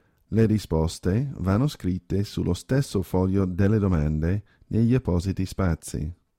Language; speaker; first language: Italian; native; Italian